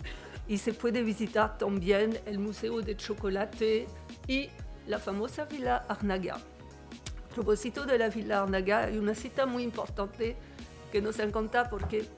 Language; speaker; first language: Spanish; non-native, fluent; French